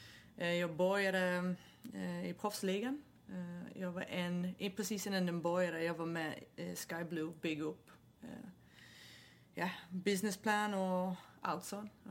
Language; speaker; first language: Swedish; non-native, fluent; English